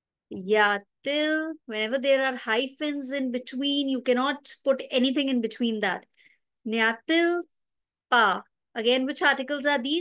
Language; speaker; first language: English; non-native, local second language; Hindi